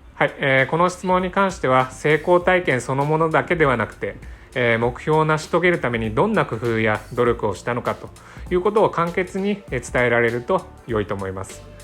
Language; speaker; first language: Japanese; native; Japanese